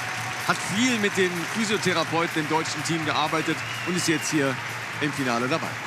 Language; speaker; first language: German; native; German